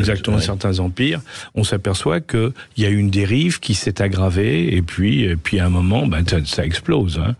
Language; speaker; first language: French; native; French